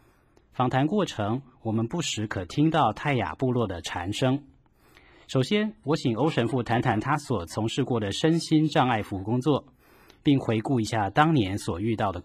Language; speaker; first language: Chinese; native; Chinese